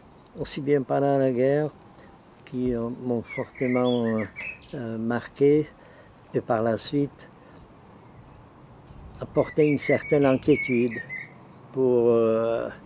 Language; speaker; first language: French; non-native, fluent; Czech